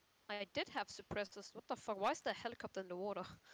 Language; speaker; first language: English; non-native, fluent; Danish